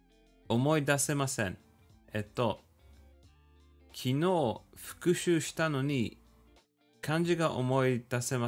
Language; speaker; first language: Japanese; non-native, learner; English